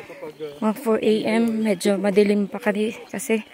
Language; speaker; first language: Filipino; native; Filipino